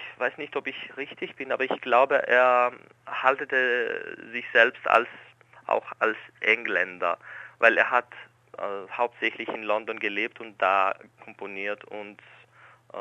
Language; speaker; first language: German; non-native, fluent; Greek